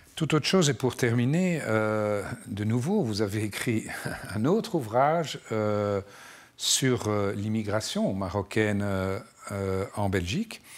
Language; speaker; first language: French; non-native, local second language; Arabic